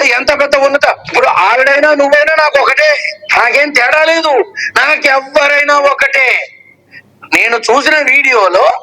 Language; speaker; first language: Telugu; native; Telugu